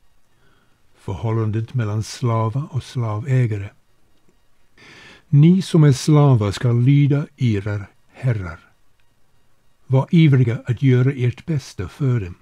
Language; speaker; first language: Swedish; non-native, fluent; English